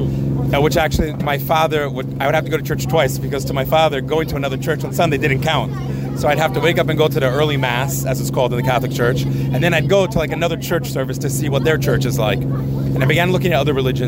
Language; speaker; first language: English; native; English